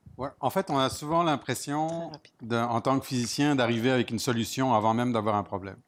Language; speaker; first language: French; native; French